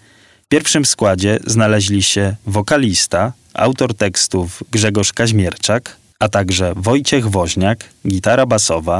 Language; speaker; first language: Polish; native; Polish